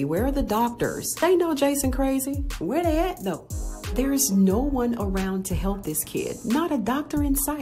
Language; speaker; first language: English; native; English